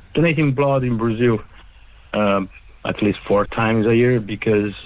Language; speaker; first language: English; non-native, fluent; Portuguese